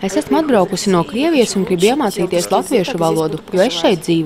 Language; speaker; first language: Latvian; non-native, learner; Russian